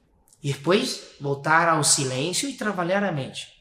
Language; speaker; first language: Portuguese; non-native, fluent; Spanish